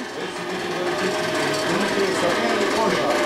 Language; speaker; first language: French; non-native, local second language; Arabic